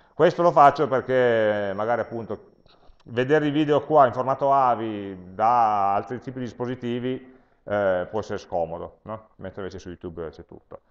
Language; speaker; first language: Italian; native; Italian